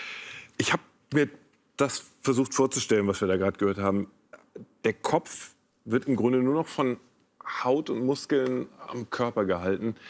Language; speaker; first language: German; native; German